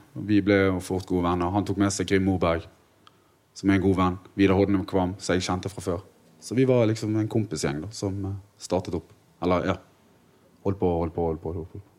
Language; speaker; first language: Norwegian; native; Norwegian